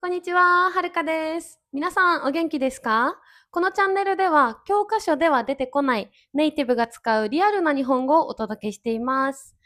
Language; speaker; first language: Japanese; native; Japanese